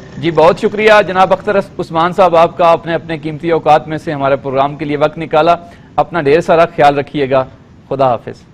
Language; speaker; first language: Urdu; non-native, local second language; Punjabi